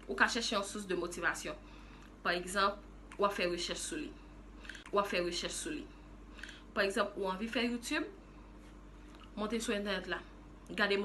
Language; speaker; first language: French; non-native, local second language; Haitian Creole